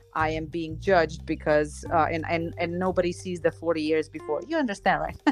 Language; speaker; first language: English; non-native, fluent; Slovenian